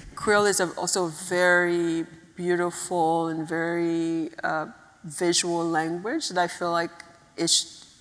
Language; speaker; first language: English; early bilingual, other home language; Haitian Creole